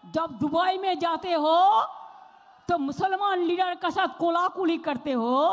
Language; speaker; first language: Hindi; non-native, local second language; Bangla